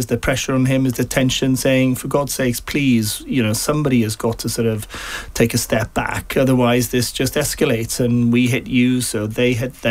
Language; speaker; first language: English; native; English